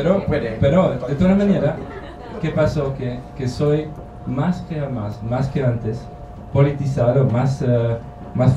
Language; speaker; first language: Spanish; non-native, learner; German